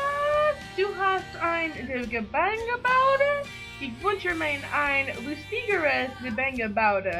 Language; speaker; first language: German; non-native, learner; English